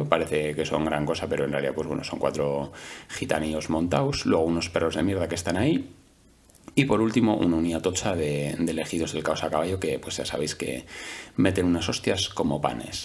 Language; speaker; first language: Spanish; native; Spanish